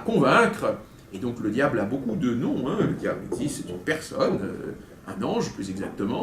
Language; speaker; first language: French; native; French